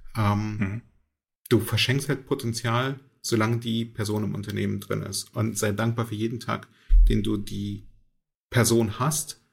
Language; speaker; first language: German; early bilingual, other home language; Russian